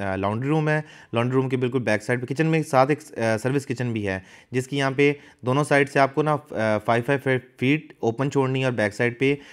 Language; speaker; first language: Urdu; native; Urdu